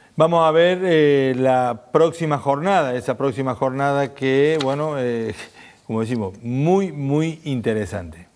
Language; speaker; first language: Spanish; native; Spanish